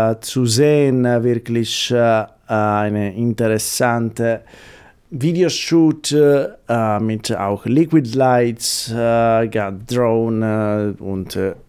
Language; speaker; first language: German; non-native, fluent; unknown